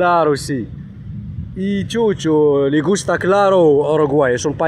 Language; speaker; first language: Spanish; non-native, learner; Arabic